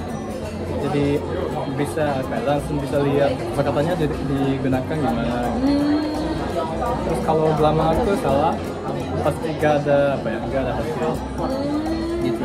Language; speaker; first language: Indonesian; non-native, fluent; Japanese